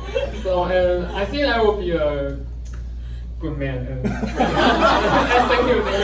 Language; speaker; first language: English; non-native, learner; Chinese